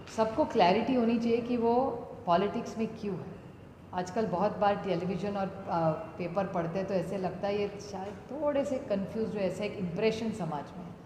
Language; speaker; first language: Hindi; non-native, local second language; Marathi